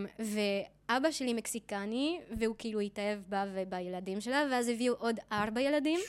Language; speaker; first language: Hebrew; non-native, fluent; Spanish